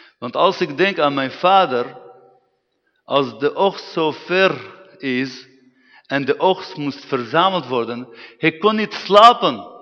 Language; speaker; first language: Dutch; non-native, fluent; Arabic